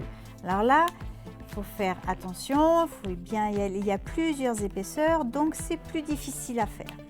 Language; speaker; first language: French; native; French